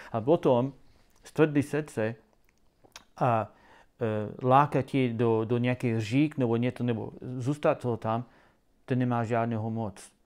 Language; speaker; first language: Czech; non-native, learner; English